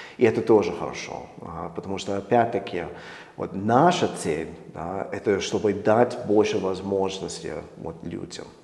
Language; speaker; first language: Russian; non-native, fluent; English